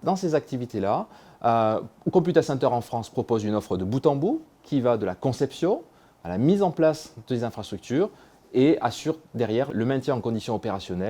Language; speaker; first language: French; native; French